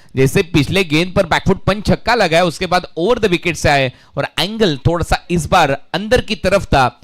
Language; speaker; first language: Hindi; non-native, local second language; Marathi